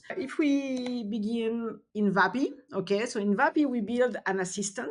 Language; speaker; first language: English; non-native, fluent; French